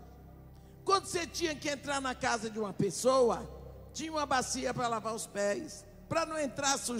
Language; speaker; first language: Portuguese; native; Portuguese